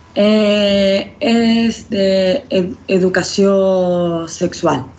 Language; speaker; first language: Catalan; non-native, learner; Spanish